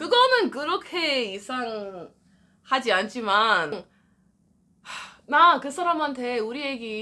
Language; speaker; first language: Korean; non-native, learner; English